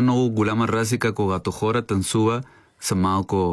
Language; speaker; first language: Bulgarian; non-native, learner; Spanish